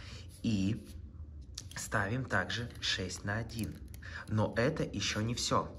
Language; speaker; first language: Russian; native; Russian